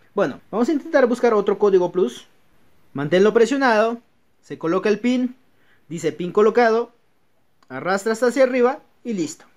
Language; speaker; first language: Spanish; native; Spanish